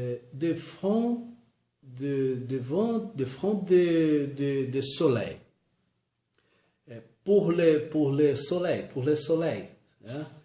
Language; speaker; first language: French; non-native, learner; Portuguese